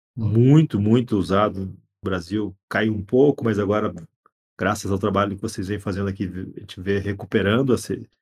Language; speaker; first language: Portuguese; native; Portuguese